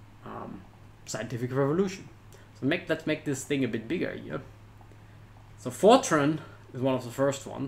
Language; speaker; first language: English; non-native, fluent; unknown